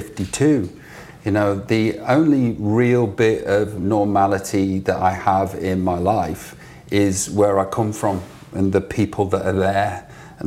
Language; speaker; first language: English; native; English